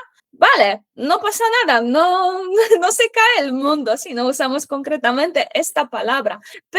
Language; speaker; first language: Spanish; non-native, fluent; Polish